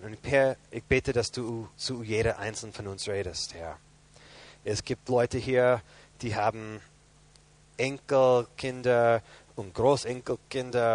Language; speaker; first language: German; non-native, fluent; English